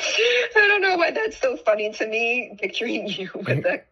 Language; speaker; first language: English; native; English